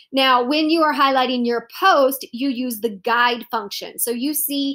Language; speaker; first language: English; native; English